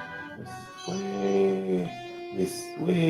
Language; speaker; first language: English; native; English